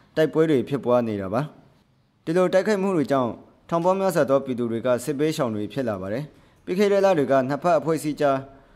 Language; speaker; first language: Burmese; non-native, local second language; Hakha Chin